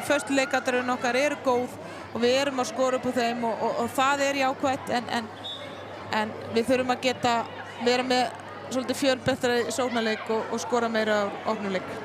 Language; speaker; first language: Icelandic; native; Icelandic